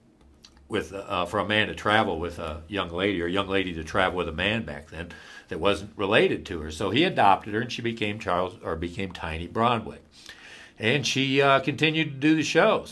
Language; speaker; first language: English; native; English